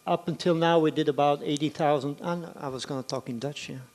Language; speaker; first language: English; non-native, fluent; Dutch